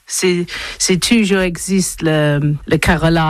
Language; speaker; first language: French; non-native, learner; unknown